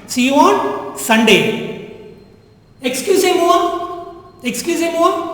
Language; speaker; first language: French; non-native, fluent; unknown